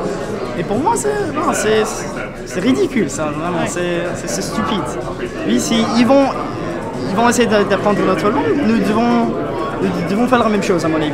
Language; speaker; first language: French; non-native, fluent; English